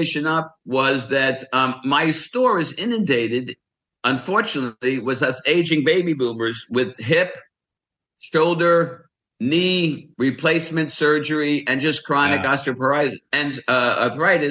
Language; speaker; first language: English; native; English